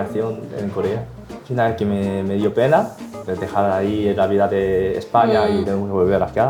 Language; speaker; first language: Spanish; non-native, learner; Korean